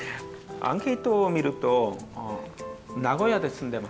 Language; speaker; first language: Japanese; non-native, fluent; Korean